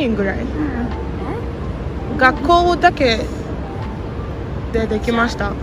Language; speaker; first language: Japanese; non-native, learner; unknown